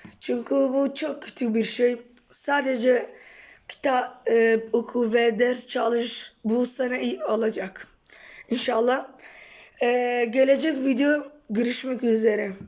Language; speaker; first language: Turkish; non-native, learner; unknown